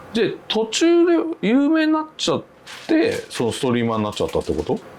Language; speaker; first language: Japanese; native; Japanese